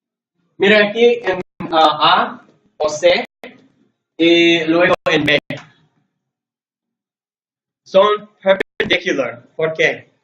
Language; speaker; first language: Spanish; non-native, learner; English